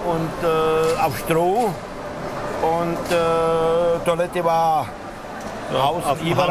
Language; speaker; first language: German; native; German